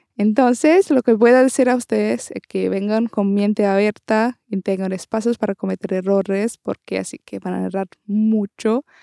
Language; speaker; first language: Spanish; non-native, learner; Portuguese